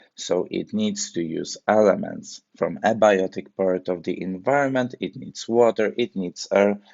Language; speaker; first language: English; non-native, fluent; Polish